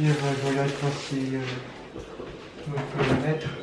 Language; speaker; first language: French; native; French